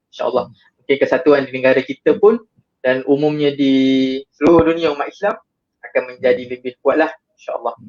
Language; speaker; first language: Malay; native; Malay